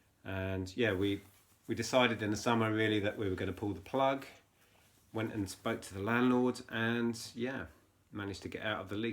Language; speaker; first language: English; native; English